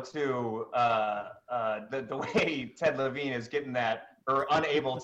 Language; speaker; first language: English; native; English